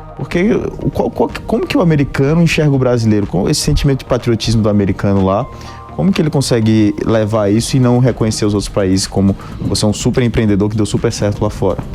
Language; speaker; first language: Portuguese; native; Portuguese